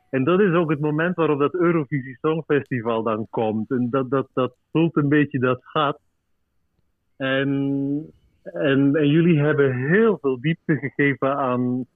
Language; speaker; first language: Dutch; native; Dutch